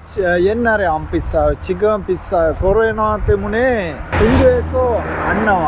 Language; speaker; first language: Korean; non-native, learner; Sinhala